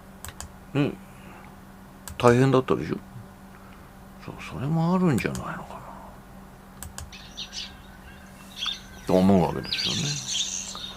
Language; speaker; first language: Japanese; native; Japanese